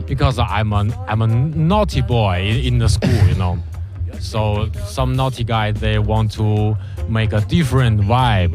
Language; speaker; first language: English; non-native, learner; Chinese